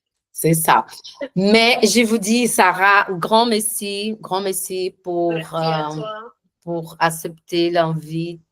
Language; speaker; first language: French; non-native, learner; Portuguese